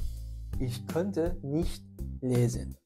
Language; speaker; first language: German; non-native, fluent; Persian